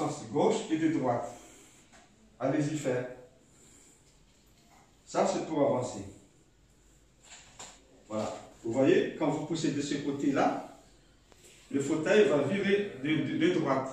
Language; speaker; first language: French; native; French